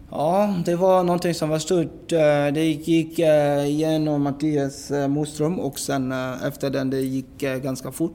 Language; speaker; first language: Swedish; non-native, fluent; English